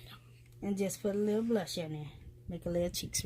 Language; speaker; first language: English; native; English